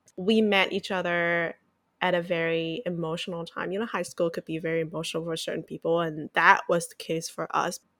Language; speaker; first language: English; non-native, local second language; Cantonese